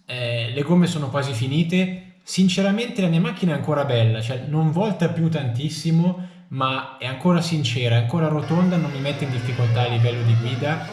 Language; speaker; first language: Italian; native; Italian